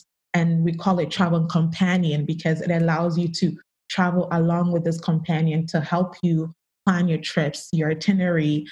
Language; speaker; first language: English; native; English